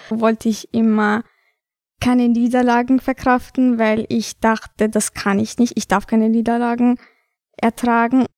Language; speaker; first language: German; early bilingual, other home language; Albanian